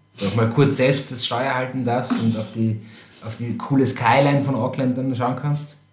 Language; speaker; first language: German; native; German